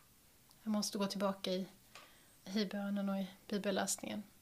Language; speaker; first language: Swedish; native; Swedish